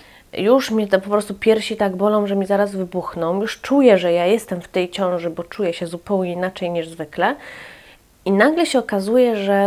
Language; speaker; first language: Polish; native; Polish